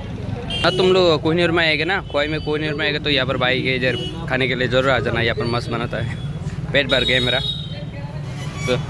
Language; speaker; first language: Hindi; non-native, local second language; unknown